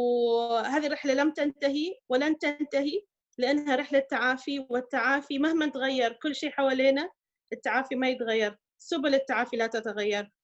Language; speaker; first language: Arabic; native; Arabic